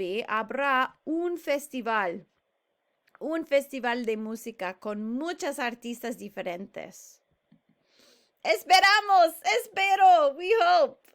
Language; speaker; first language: Spanish; non-native, fluent; English